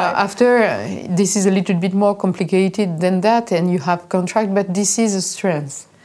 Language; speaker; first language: English; non-native, fluent; French